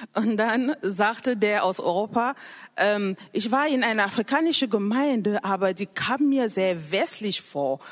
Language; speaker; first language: German; non-native, fluent; French